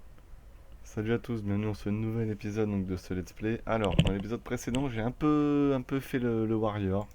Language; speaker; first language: French; native; French